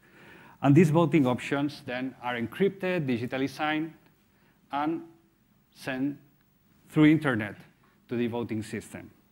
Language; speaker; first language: English; non-native, fluent; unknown